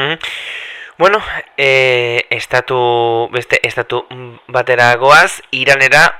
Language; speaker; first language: Basque; native; Basque